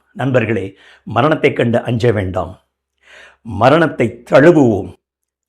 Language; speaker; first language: Tamil; native; Tamil